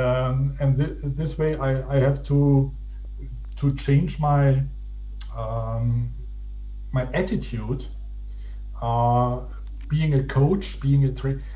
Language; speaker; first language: English; non-native, fluent; German